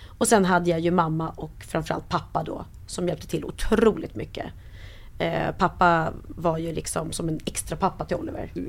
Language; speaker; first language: Swedish; native; Swedish